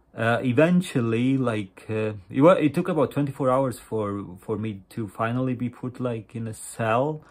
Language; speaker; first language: English; non-native, fluent; Latvian